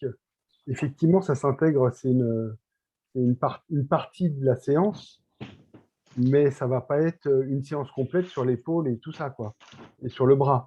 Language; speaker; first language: French; native; French